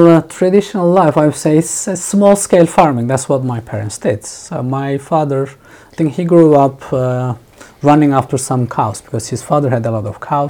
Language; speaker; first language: English; non-native, fluent; Turkish